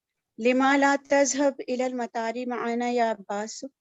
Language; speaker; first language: Arabic; non-native, learner; Urdu